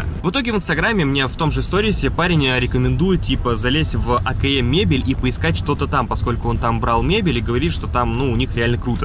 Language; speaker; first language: Russian; native; Russian